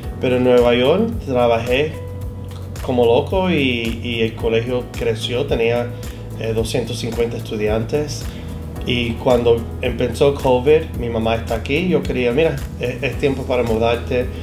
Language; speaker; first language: Spanish; early bilingual, heritage; Spanish